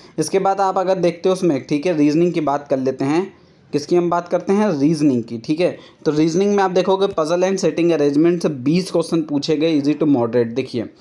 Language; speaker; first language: Hindi; native; Hindi